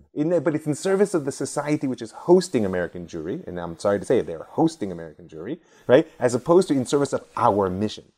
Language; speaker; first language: English; native; English